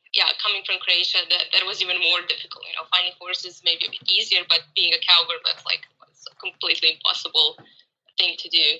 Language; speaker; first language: English; non-native, fluent; Croatian